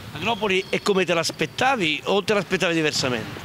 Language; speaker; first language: Italian; native; Italian